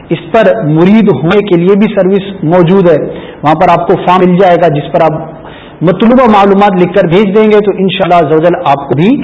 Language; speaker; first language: Urdu; native; Urdu